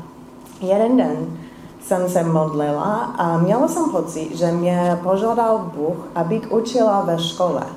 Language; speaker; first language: Czech; non-native, fluent; English